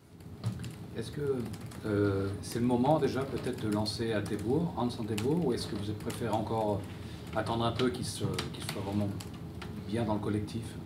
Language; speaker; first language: French; native; French